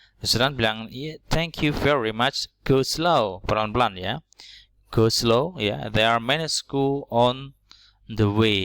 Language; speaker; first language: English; non-native, learner; Indonesian